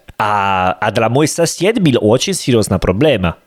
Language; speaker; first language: Russian; non-native, learner; Italian